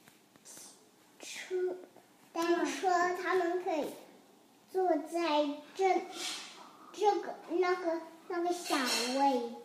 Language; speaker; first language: Chinese; early bilingual, heritage; Chinese